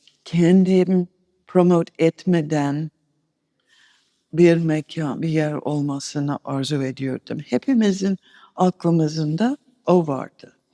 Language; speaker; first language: Turkish; non-native, fluent; English